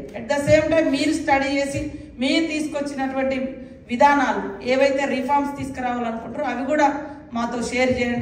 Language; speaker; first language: Telugu; native; Telugu